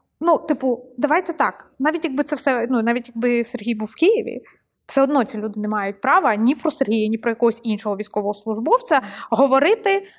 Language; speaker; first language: Ukrainian; non-native, local second language; Russian